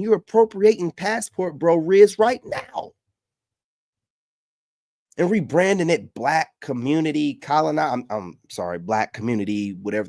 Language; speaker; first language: English; native; English